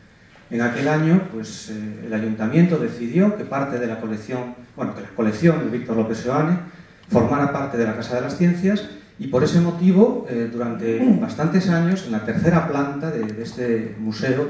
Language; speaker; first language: Spanish; native; Spanish